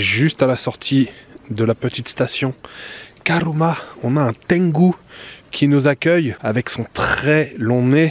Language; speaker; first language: French; native; French